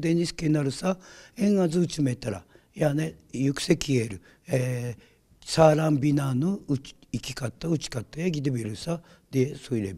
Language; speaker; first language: Turkish; non-native, learner; Japanese